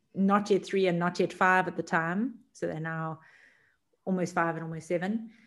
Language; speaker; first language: English; native; English